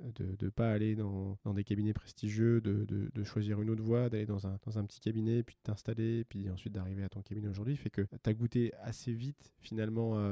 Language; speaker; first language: French; native; French